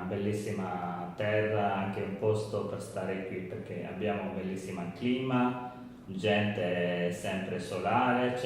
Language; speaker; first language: Italian; non-native, learner; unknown